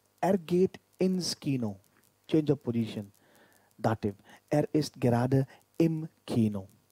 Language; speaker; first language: German; non-native, fluent; Hindi